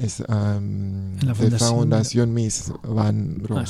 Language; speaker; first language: Spanish; non-native, learner; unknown